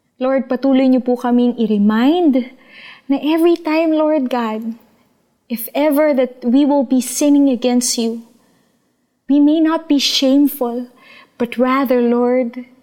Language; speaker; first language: English; non-native, local second language; Filipino